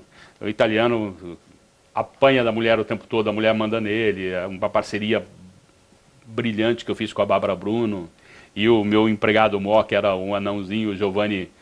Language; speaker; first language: Portuguese; native; Portuguese